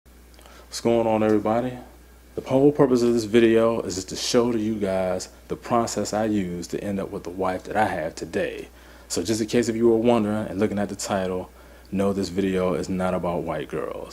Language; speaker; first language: English; native; English